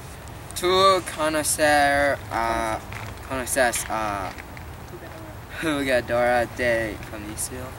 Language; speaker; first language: Spanish; non-native, learner; English